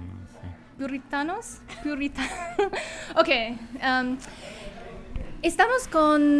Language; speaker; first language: Spanish; non-native, learner; French